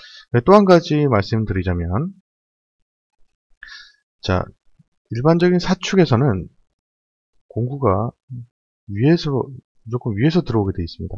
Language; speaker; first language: Korean; native; Korean